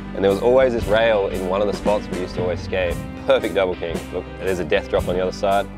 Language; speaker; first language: English; native; English